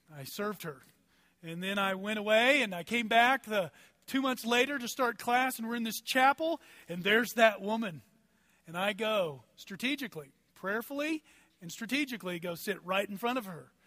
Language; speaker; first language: English; native; English